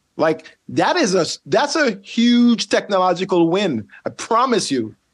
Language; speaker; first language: English; non-native, fluent; Dutch